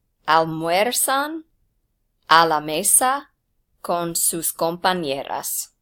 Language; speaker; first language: Spanish; non-native, fluent; English